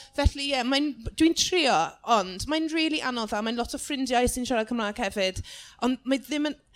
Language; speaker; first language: Welsh; non-native, learner; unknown